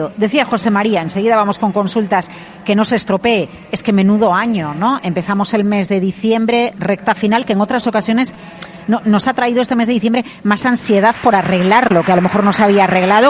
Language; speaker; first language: Spanish; native; Spanish